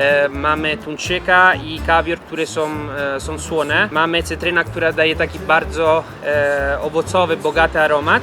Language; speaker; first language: Polish; non-native, learner; Italian